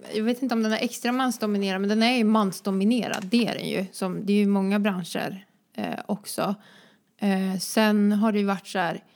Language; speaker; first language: Swedish; early bilingual, other home language; Croatian